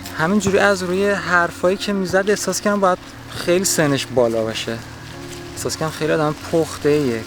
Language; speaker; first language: Persian; native; Persian